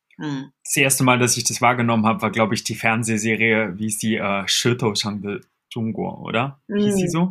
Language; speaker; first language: German; native; German